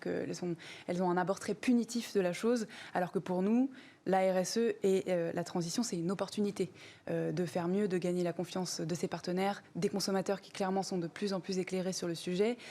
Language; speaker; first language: French; native; French